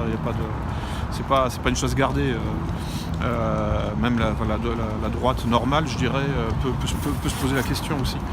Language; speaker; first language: French; native; French